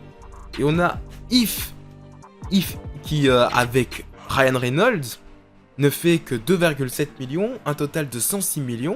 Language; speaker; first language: French; native; French